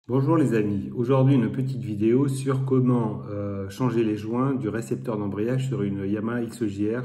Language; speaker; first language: French; native; French